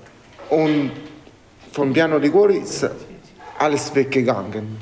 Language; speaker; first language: German; non-native, learner; Italian